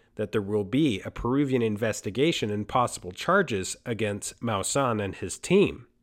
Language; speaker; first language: English; early bilingual, other home language; Spanish